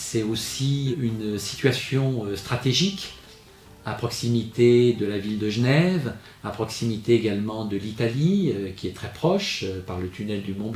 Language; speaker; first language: French; native; French